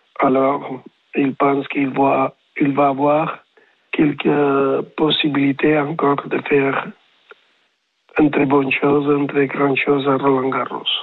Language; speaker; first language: French; non-native, learner; Spanish